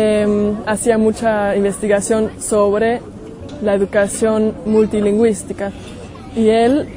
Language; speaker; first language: Spanish; non-native, fluent; German